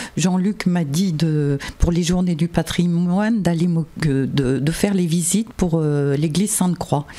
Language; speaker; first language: French; native; French